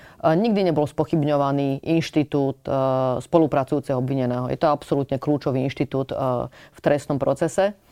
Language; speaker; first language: Slovak; native; Slovak